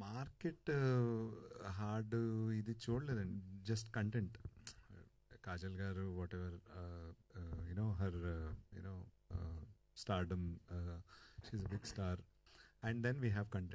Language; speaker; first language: Telugu; native; Telugu